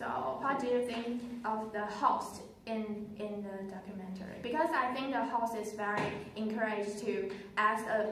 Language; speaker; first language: English; non-native, learner; Chinese